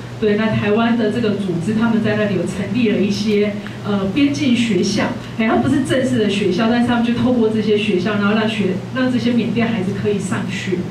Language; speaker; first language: Chinese; native; Chinese